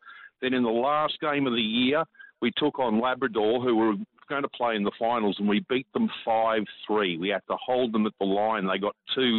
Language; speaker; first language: English; native; English